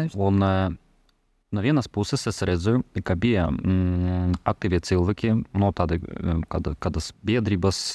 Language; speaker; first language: Latvian; non-native, local second language; Russian